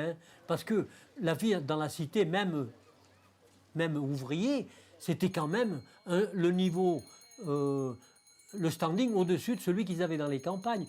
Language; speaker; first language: French; native; French